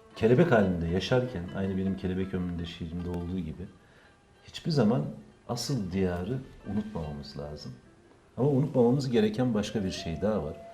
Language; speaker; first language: Turkish; native; Turkish